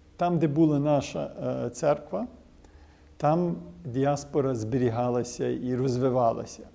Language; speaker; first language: Ukrainian; early bilingual, heritage; Ukrainian